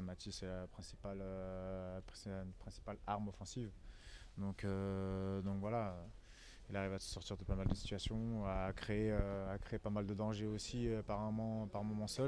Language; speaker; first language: French; native; French